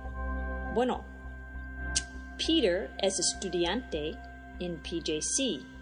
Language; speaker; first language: Spanish; non-native, fluent; English